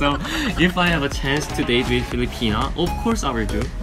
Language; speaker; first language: English; non-native, learner; Korean